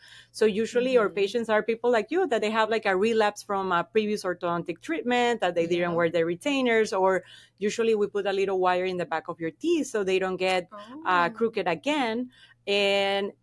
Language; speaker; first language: English; non-native, fluent; Spanish